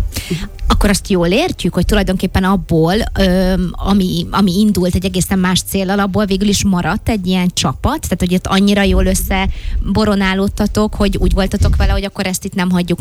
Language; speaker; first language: Hungarian; native; Hungarian